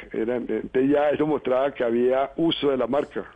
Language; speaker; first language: Spanish; native; Spanish